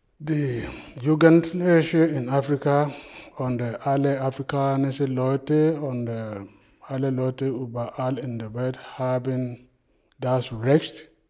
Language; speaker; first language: German; non-native, fluent; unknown